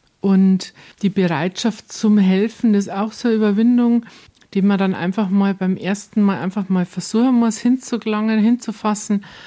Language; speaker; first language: German; native; German